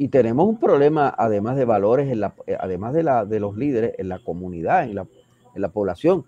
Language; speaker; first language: Spanish; native; Spanish